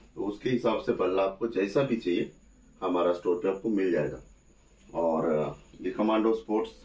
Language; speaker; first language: Hindi; non-native, local second language; Bangla